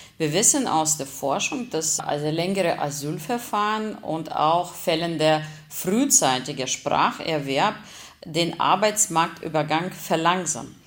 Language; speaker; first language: German; non-native, fluent; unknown